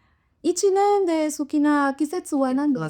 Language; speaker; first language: Japanese; non-native, learner; Spanish